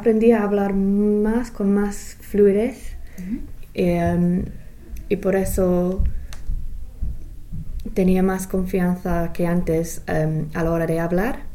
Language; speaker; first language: Spanish; non-native, fluent; English